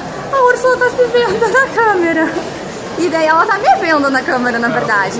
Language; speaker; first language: Portuguese; native; Portuguese